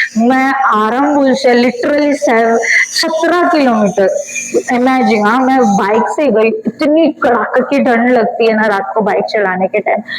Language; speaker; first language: Hindi; non-native, local second language; Bangla